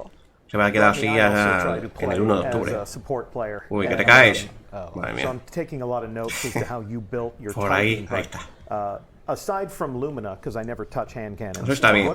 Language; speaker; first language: Spanish; native; Spanish